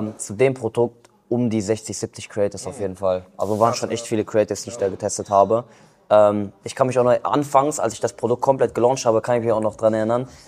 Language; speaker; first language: German; early bilingual, other home language; Kurdish